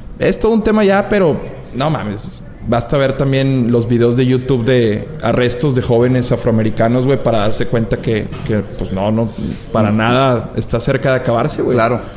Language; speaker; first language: Spanish; native; Spanish